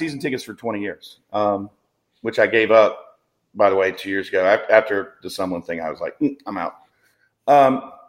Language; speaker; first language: English; native; English